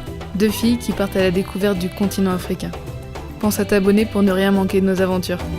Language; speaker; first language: French; native; French